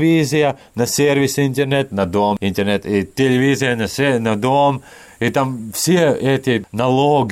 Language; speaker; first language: Russian; non-native, local second language; Latvian